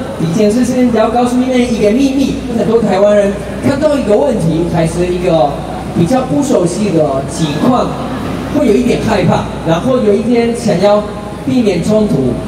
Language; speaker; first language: Chinese; non-native, fluent; Spanish